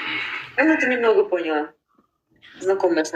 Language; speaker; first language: Russian; non-native, learner; Uzbek